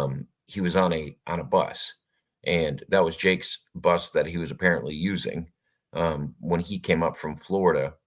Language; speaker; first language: English; native; English